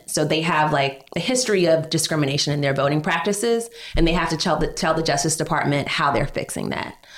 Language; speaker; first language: English; native; English